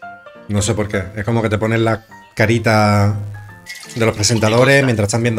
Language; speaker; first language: Spanish; native; Spanish